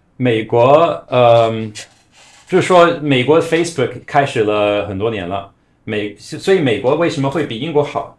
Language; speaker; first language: Chinese; non-native, fluent; English